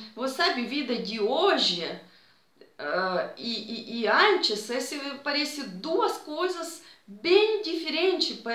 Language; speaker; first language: Portuguese; non-native, fluent; Russian